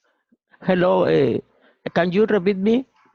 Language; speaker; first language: English; non-native, learner; Spanish